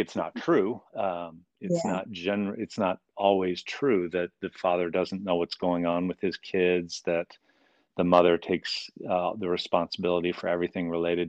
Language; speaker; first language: English; native; English